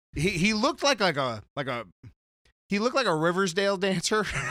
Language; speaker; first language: English; native; English